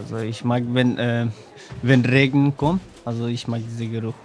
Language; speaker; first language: German; non-native, fluent; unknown